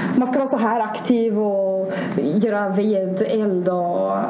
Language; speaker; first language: Swedish; native; Swedish